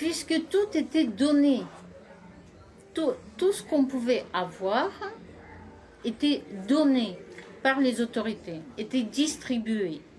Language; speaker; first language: French; non-native, fluent; Russian